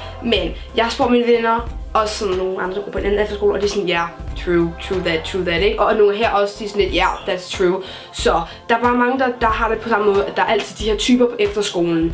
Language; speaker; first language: Danish; native; Danish